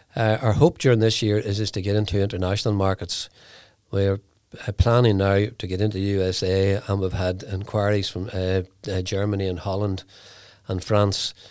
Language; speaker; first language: English; native; English